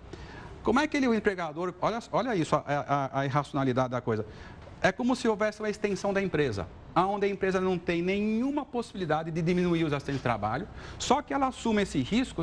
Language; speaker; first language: Portuguese; native; Portuguese